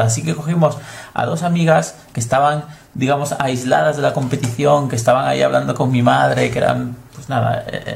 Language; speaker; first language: Spanish; native; Spanish